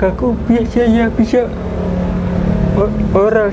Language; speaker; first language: Indonesian; non-native, local second language; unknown